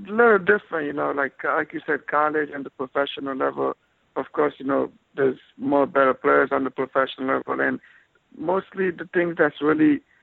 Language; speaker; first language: English; non-native, fluent; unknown